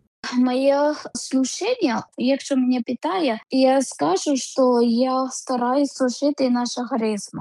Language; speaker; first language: Ukrainian; non-native, learner; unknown